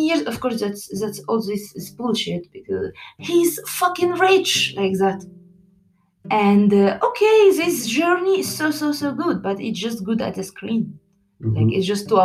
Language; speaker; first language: English; non-native, learner; Arabic